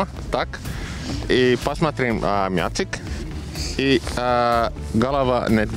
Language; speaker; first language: Russian; non-native, learner; Finnish